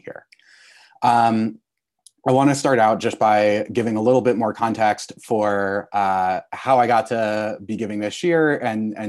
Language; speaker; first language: English; native; English